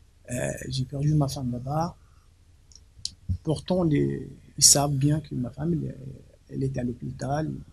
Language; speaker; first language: French; non-native, local second language; Arabic